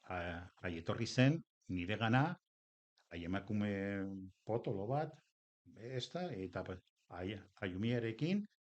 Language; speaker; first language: Basque; non-native, local second language; Spanish